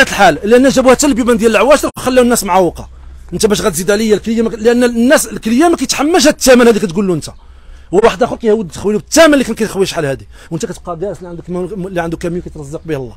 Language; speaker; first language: Arabic; native; Arabic